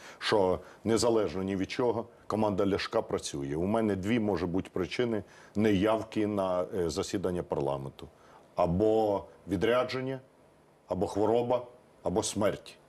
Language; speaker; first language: Ukrainian; native; Ukrainian